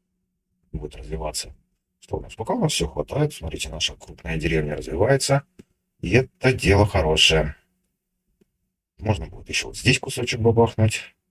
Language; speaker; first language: Russian; native; Russian